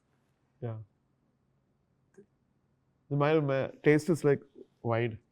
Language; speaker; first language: Telugu; non-native, learner; Tamil